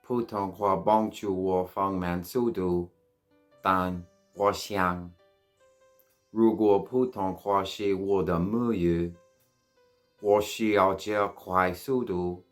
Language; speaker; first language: Chinese; non-native, learner; English